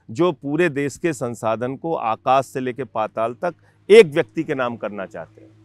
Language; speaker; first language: Hindi; native; Hindi